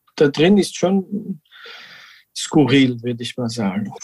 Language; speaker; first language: German; non-native, fluent; Georgian